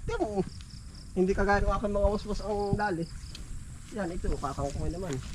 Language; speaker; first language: Filipino; native; Filipino